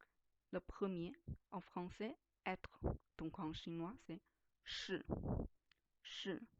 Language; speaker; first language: French; non-native, fluent; Chinese